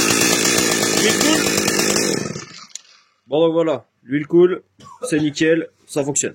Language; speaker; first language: French; native; French